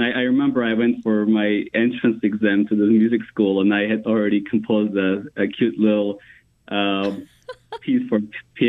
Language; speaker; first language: English; non-native, fluent; Armenian